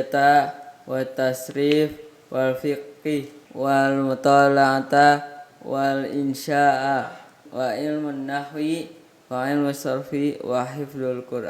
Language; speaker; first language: Arabic; non-native, learner; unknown